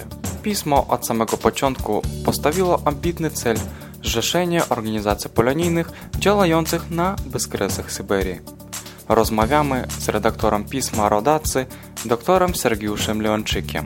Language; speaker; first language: Polish; non-native, fluent; Russian